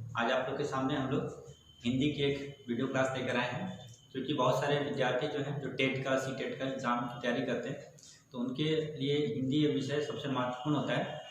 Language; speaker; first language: Hindi; native; Hindi